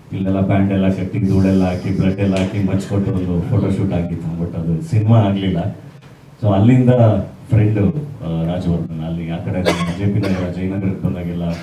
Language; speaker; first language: Kannada; native; Kannada